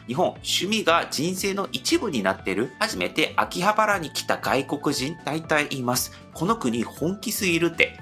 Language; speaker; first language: Japanese; non-native, fluent; Korean